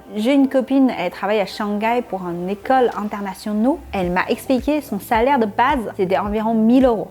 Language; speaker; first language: French; non-native, fluent; Chinese